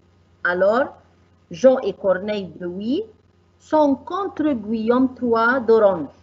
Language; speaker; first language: French; non-native, fluent; Arabic